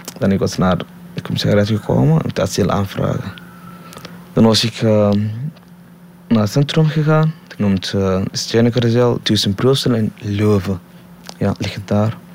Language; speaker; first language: Dutch; non-native, learner; Somali